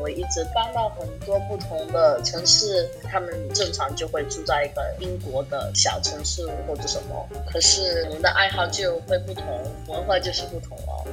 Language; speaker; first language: Chinese; non-native, fluent; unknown